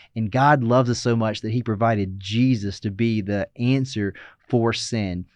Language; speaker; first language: English; native; English